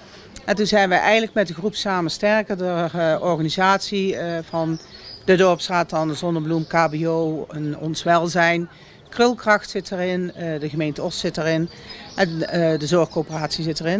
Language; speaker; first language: Dutch; native; Dutch